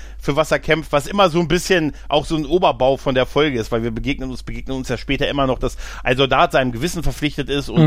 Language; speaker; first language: German; native; German